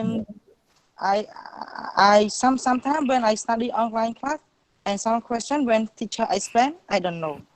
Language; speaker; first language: English; non-native, learner; Khmer